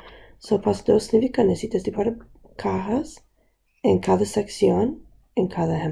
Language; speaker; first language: Spanish; non-native, local second language; English